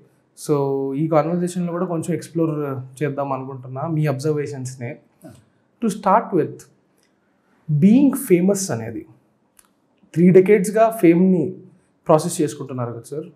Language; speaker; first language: Telugu; native; Telugu